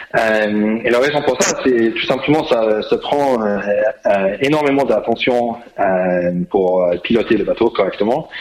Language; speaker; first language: French; non-native, fluent; English